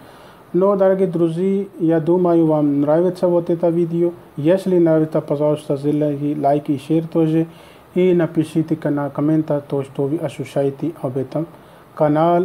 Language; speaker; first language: Russian; non-native, learner; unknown